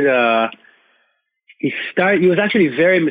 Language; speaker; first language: English; non-native, fluent; Hebrew